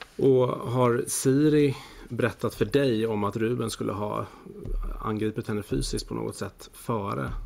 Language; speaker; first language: Swedish; native; Swedish